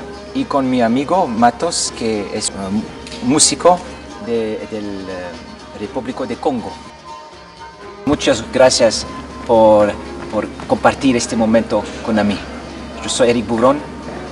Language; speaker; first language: Spanish; non-native, learner; French